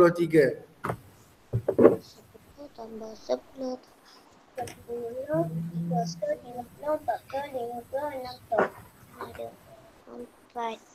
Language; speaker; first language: Malay; native; Malay